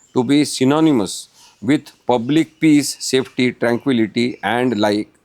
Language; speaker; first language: English; non-native, local second language; Marathi